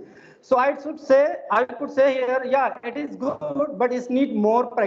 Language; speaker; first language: English; non-native, fluent; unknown